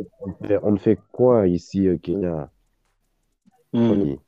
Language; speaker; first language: French; non-native, learner; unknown